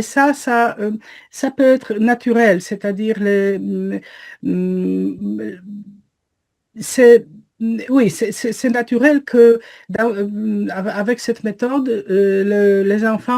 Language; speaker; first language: French; non-native, fluent; Polish